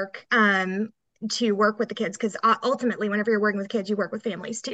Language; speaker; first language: English; native; English